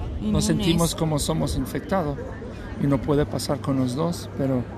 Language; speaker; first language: Spanish; non-native, learner; German